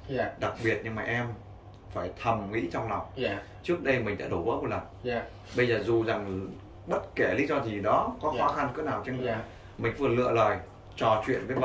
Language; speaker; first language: Vietnamese; native; Vietnamese